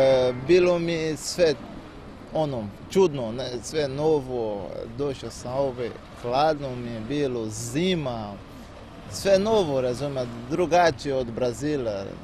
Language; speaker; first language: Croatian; non-native, learner; Portuguese